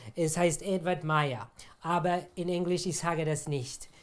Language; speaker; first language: German; non-native, learner; English